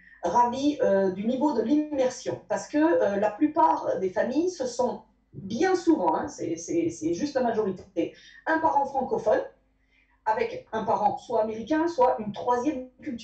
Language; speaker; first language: French; native; French